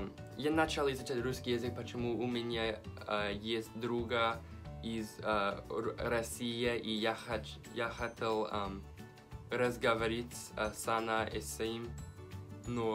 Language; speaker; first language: Russian; non-native, learner; English